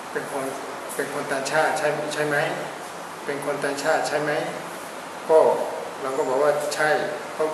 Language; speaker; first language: Thai; non-native, fluent; Burmese